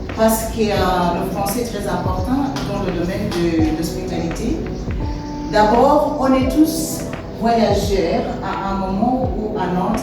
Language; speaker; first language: French; non-native, fluent; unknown